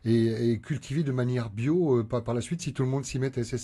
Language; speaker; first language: French; native; French